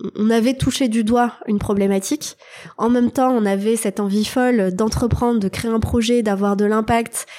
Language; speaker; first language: French; native; French